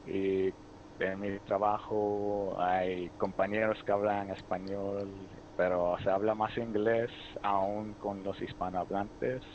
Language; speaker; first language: Spanish; early bilingual, heritage; Spanish